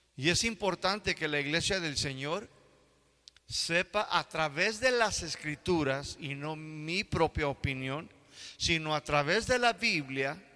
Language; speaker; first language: Spanish; early bilingual, heritage; Spanish